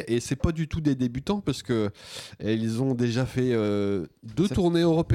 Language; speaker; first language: French; native; French